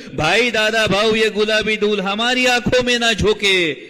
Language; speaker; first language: Hindi; non-native, local second language; Marathi